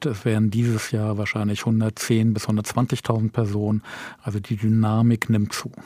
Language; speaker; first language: German; native; German